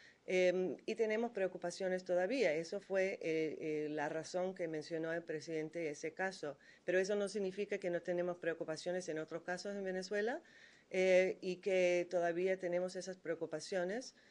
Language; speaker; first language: Spanish; non-native, fluent; English